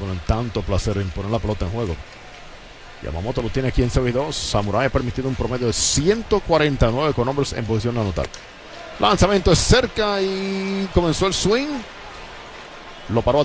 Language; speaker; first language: Spanish; native; Spanish